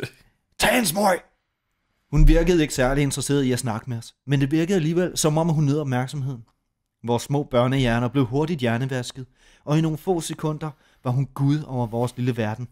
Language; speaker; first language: Danish; native; Danish